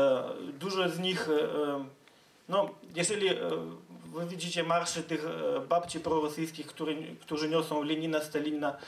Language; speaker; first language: Polish; non-native, fluent; Ukrainian